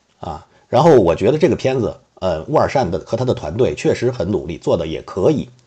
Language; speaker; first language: Chinese; native; Chinese